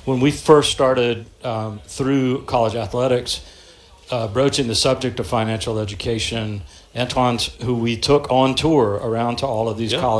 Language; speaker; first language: English; native; English